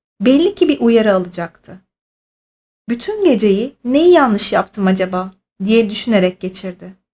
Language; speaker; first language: Turkish; native; Turkish